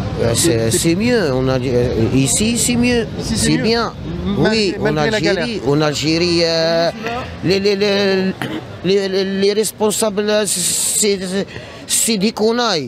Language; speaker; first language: French; non-native, learner; Arabic